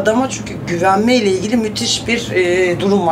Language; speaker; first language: Turkish; native; Turkish